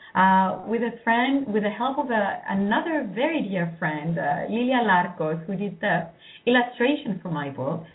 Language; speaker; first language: English; non-native, fluent; Greek